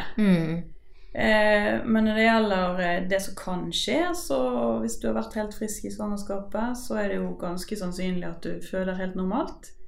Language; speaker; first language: Norwegian; native; Norwegian